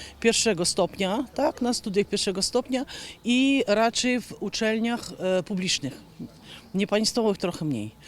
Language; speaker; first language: Polish; non-native, fluent; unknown